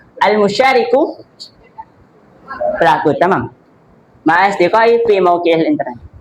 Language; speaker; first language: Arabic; non-native, learner; Indonesian